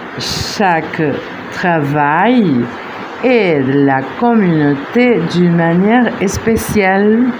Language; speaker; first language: French; non-native, fluent; Spanish